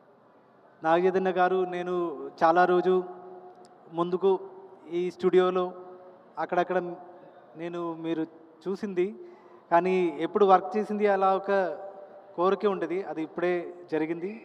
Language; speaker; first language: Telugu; non-native, learner; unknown